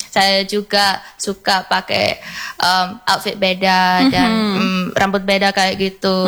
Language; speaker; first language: Indonesian; early bilingual, heritage; Indonesian